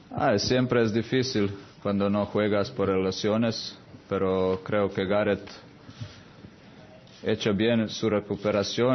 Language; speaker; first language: Spanish; non-native, fluent; Croatian